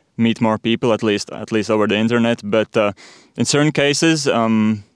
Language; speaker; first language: English; non-native, fluent; Latvian